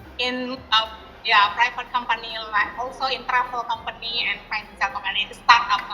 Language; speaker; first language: English; non-native, learner; Indonesian